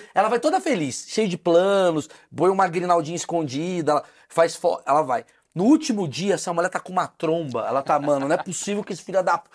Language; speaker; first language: Portuguese; native; Portuguese